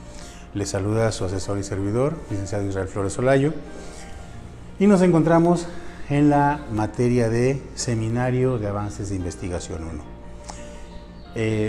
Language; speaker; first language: Spanish; native; Spanish